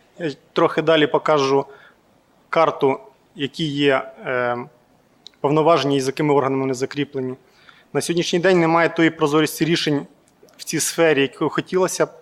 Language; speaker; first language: Ukrainian; native; Ukrainian